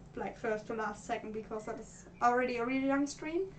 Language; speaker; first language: English; non-native, fluent; German